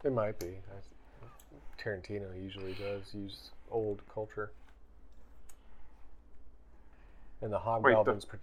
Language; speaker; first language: English; native; English